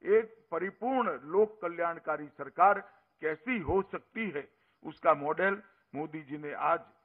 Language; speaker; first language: Hindi; non-native, local second language; Gujarati